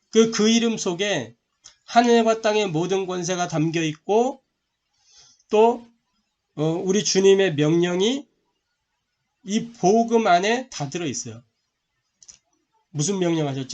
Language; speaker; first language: Korean; native; Korean